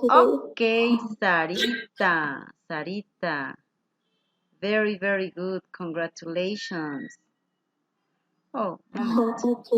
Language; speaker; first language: English; non-native, fluent; Spanish